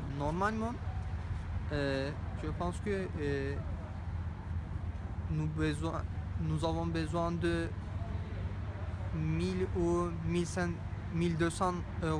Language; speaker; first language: French; non-native, learner; Turkish